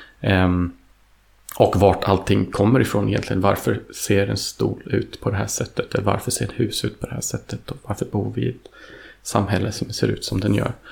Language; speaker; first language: Swedish; early bilingual, heritage; Swedish